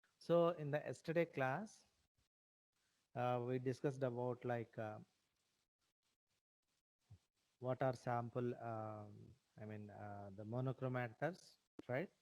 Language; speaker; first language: English; non-native, local second language; Telugu